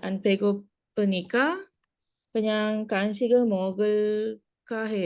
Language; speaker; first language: Korean; non-native, learner; Malay